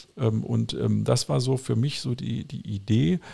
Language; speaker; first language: German; native; German